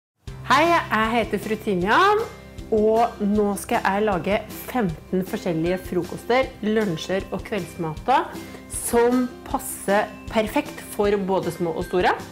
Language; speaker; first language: Norwegian; native; Norwegian